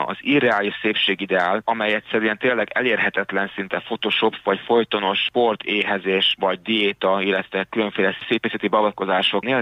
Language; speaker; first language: Hungarian; native; Hungarian